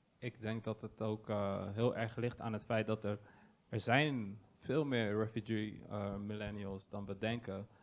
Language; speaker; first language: Dutch; early bilingual, other home language; Kinyarwanda